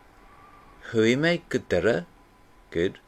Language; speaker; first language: Irish; non-native, learner; English